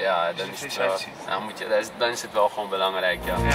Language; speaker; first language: Dutch; non-native, fluent; Greek